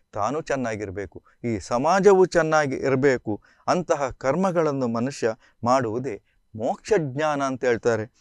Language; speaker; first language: Kannada; native; Kannada